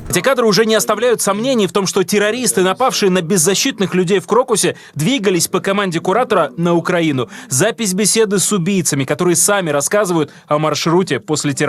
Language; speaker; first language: Russian; native; Russian